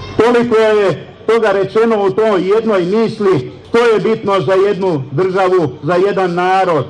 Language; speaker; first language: Croatian; native; Croatian